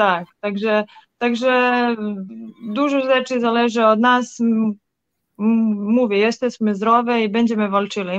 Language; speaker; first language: Polish; non-native, learner; Serbian